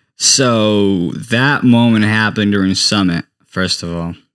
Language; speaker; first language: English; non-native, fluent; Spanish